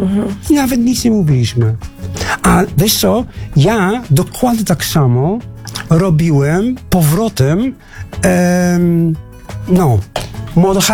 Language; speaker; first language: Polish; non-native, fluent; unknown